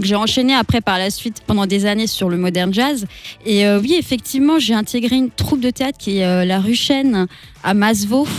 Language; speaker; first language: French; native; French